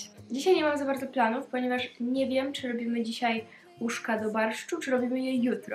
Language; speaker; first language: Polish; native; Polish